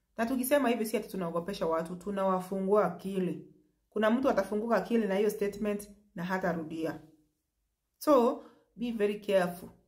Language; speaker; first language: Swahili; native; Swahili